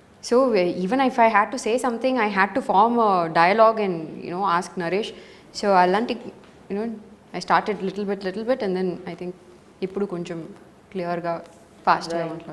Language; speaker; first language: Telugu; non-native, local second language; Tamil